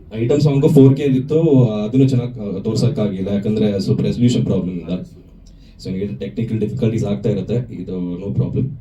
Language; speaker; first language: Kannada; native; Kannada